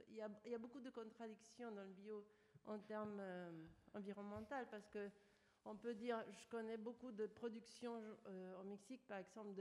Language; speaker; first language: French; non-native, fluent; Spanish